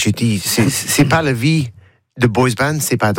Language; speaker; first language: French; non-native, learner; English